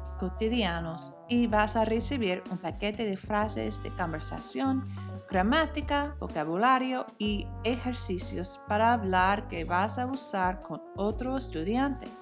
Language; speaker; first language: Spanish; non-native, fluent; English